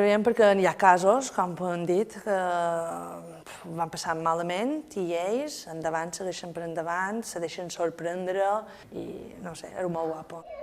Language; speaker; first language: Catalan; native; Catalan